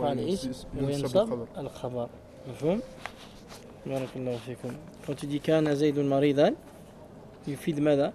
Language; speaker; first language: Arabic; non-native, fluent; French